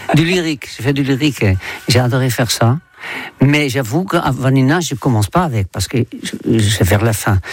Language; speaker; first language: French; non-native, fluent; Dutch